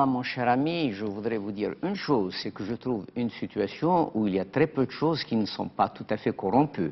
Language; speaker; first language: French; non-native, local second language; Arabic